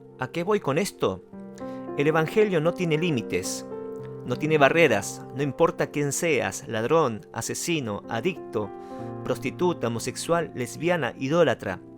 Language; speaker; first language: Spanish; non-native, fluent; Korean